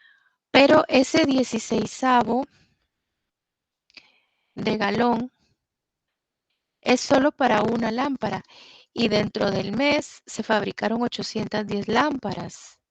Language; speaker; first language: Spanish; native; Spanish